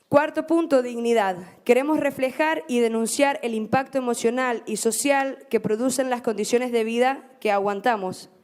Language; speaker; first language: Spanish; native; Spanish